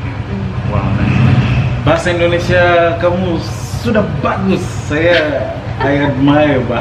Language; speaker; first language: Indonesian; non-native, fluent; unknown